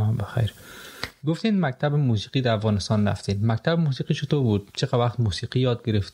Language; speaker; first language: Persian; native; Persian